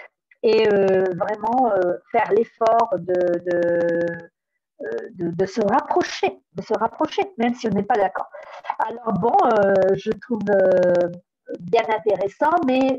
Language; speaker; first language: French; non-native, fluent; Spanish